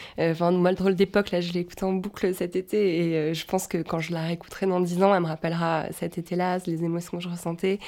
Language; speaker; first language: French; native; French